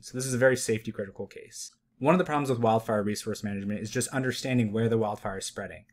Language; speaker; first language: English; native; English